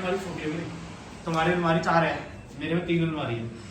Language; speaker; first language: Hindi; native; Hindi